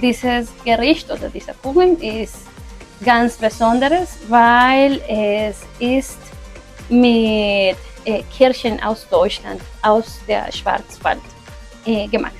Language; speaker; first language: German; non-native, fluent; Spanish